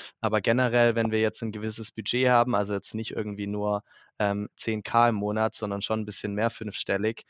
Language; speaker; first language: German; native; German